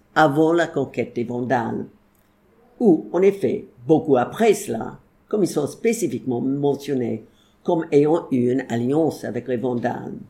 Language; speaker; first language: French; non-native, fluent; English